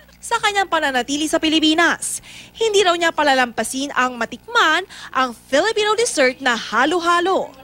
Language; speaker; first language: Filipino; native; Filipino